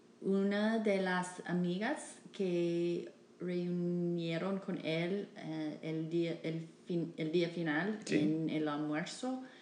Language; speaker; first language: Spanish; non-native, learner; English